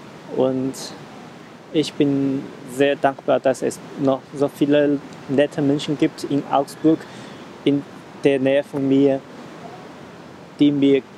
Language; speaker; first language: German; non-native, fluent; Chinese